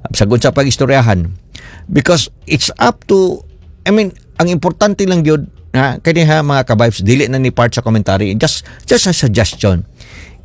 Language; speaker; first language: Filipino; non-native, local second language; Cebuano